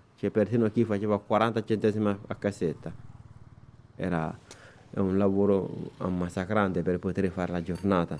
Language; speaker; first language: Italian; non-native, fluent; Bambara